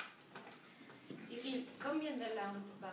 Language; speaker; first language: French; non-native, learner; Spanish